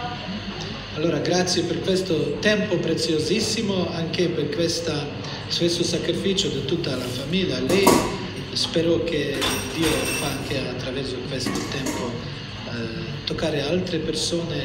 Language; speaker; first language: Italian; non-native, learner; Croatian